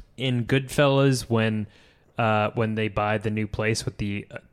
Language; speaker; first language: English; native; English